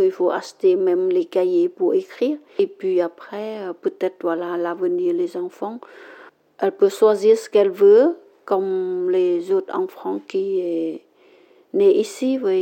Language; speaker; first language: French; non-native, learner; Khmer